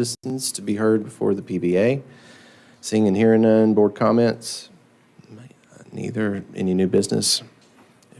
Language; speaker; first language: English; native; English